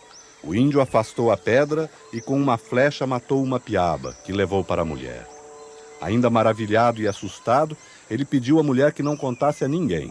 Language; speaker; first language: Portuguese; native; Portuguese